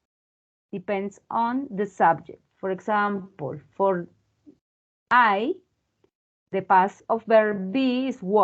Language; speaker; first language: English; non-native, fluent; Spanish